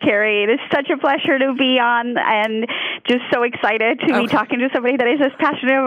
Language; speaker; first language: English; non-native, fluent; Spanish